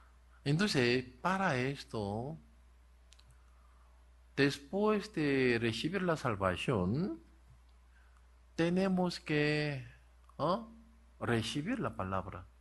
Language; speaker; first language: Spanish; non-native, learner; Korean